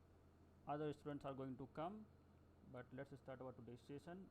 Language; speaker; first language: English; non-native, local second language; Hindi